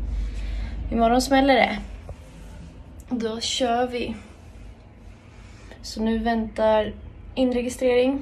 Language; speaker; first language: Swedish; native; Swedish